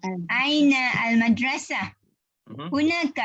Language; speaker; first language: Arabic; non-native, learner; Malay